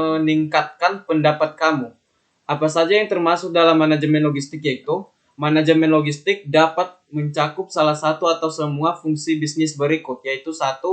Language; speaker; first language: Indonesian; native; Indonesian